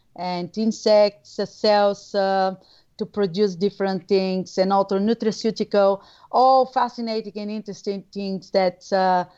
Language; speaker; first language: English; non-native, fluent; Bulgarian